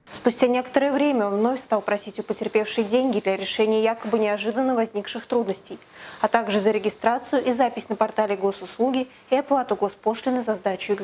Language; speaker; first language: Russian; native; Russian